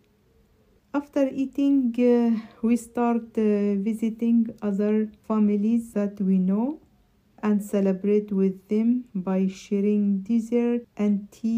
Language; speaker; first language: English; non-native, fluent; Arabic